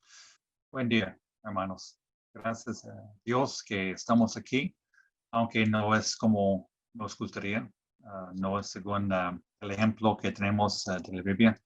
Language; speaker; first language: Spanish; non-native, fluent; English